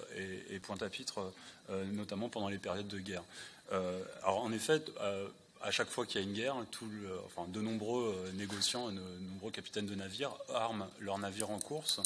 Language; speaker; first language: French; native; French